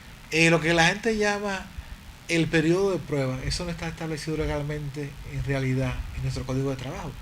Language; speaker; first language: Spanish; native; Spanish